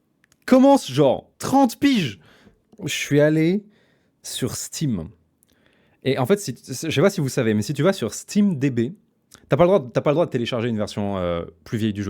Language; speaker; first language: French; native; French